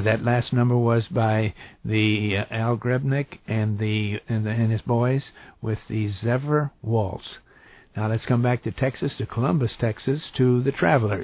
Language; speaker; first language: English; native; English